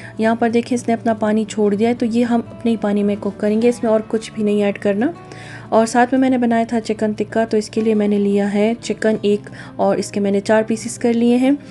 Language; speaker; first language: Urdu; native; Urdu